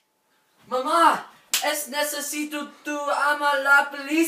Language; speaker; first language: Spanish; non-native, learner; English